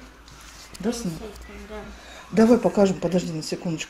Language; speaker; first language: Russian; native; Russian